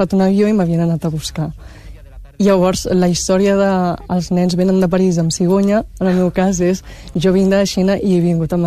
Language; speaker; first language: Catalan; native; Catalan